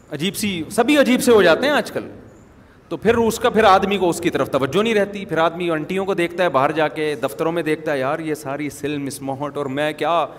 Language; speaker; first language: Urdu; native; Urdu